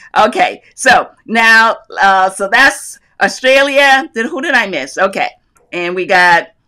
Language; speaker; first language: English; native; English